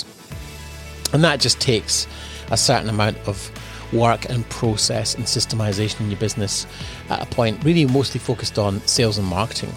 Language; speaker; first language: English; native; English